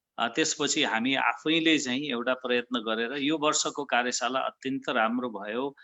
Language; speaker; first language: Nepali; native; Nepali